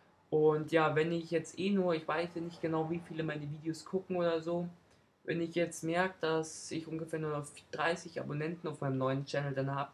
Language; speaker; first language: German; native; German